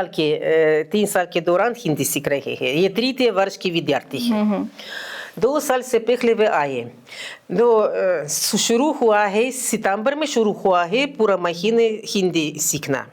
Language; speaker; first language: Hindi; non-native, fluent; Russian